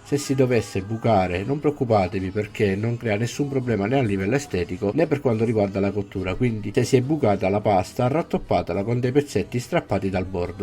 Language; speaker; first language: Italian; native; Italian